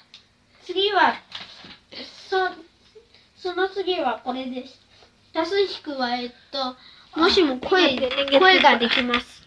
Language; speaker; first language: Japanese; early bilingual, other home language; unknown